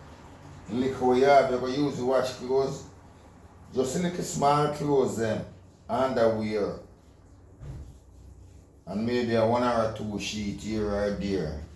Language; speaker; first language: English; non-native, local second language; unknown